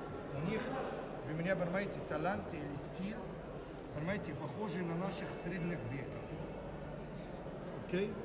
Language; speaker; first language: Russian; non-native, learner; Arabic